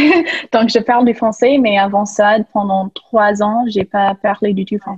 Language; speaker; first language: French; non-native, fluent; English